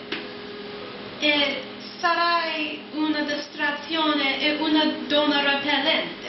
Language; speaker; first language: Italian; non-native, learner; English